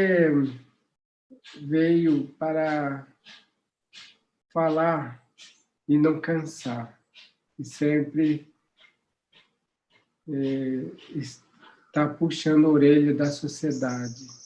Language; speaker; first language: Portuguese; non-native, local second language; Guarani